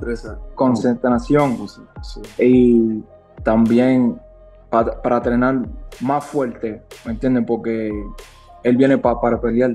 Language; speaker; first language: Spanish; early bilingual, heritage; Spanish